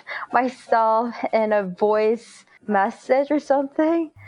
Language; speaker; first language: English; non-native, fluent; Korean